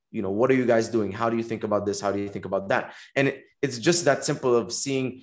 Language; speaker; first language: English; non-native, fluent; Arabic